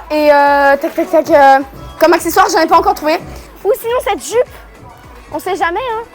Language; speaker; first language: French; native; French